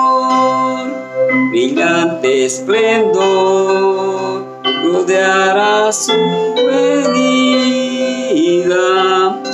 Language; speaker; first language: Spanish; native; Spanish